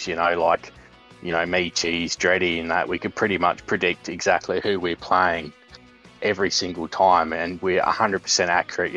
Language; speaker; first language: English; native; English